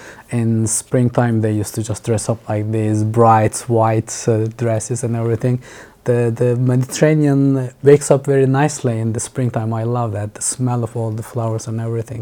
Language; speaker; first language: English; non-native, fluent; Turkish